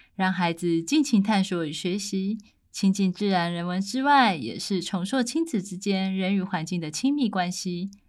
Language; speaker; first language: Chinese; native; Chinese